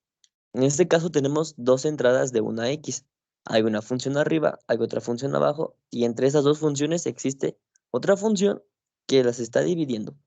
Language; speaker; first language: Spanish; native; Spanish